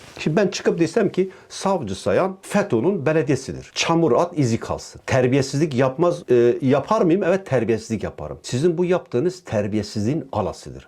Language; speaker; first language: Turkish; non-native, local second language; Kurdish